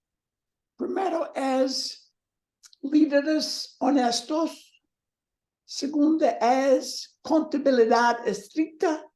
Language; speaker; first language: Portuguese; non-native, learner; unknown